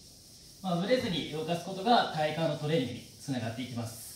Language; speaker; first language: Japanese; native; Japanese